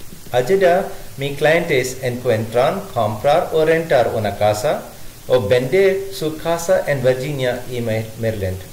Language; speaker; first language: Spanish; non-native, learner; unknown